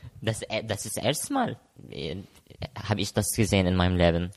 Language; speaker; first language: German; non-native, learner; Arabic